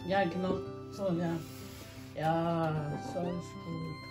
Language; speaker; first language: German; non-native, learner; Indonesian